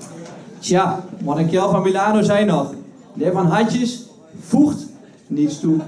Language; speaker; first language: Dutch; native; Dutch